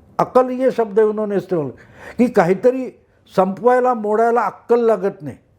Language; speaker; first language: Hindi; non-native, local second language; Marathi